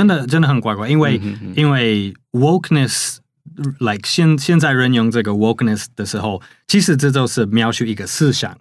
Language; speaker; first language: Chinese; non-native, fluent; English